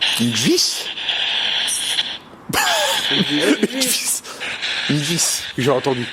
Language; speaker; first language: French; native; French